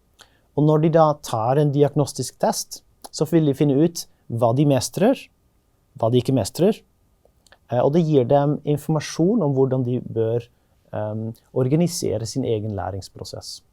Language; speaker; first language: Norwegian; non-native, fluent; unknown